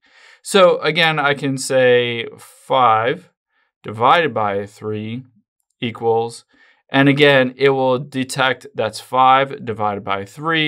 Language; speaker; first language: English; native; English